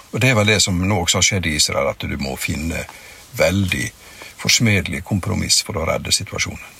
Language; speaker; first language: Norwegian; native; Norwegian